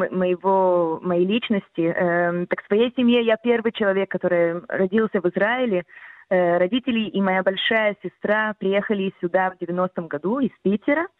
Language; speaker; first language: Russian; early bilingual, heritage; Russian